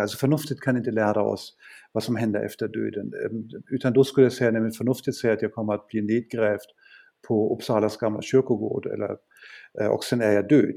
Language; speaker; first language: Swedish; non-native, fluent; German